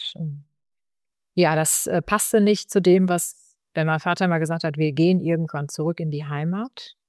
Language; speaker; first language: German; early bilingual, other home language; Arabic